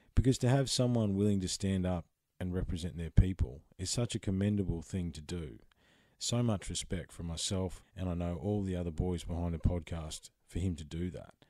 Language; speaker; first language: English; native; English